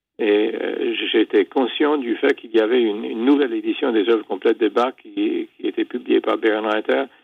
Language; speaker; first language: French; non-native, fluent; English